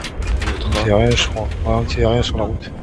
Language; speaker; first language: French; native; French